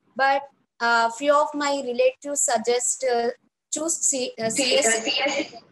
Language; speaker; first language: English; non-native, local second language; Telugu